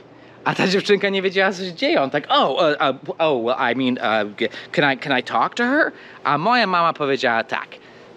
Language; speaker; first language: Polish; early bilingual, heritage; Polish